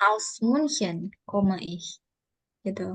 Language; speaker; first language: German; non-native, fluent; Indonesian